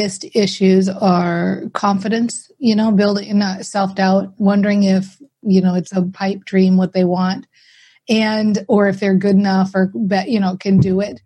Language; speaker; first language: English; native; English